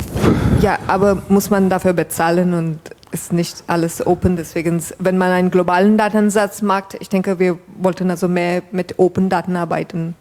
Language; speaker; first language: German; non-native, fluent; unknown